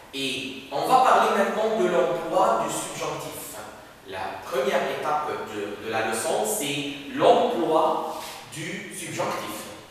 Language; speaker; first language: French; non-native, fluent; Arabic